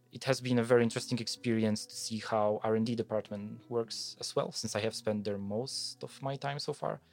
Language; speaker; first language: English; non-native, fluent; Polish